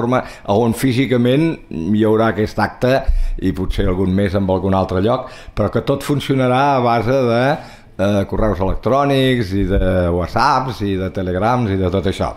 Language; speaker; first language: Catalan; native; Catalan